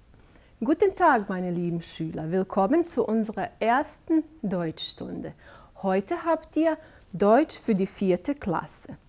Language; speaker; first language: German; non-native, fluent; Bosnian